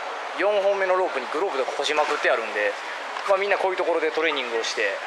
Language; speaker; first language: Japanese; native; Japanese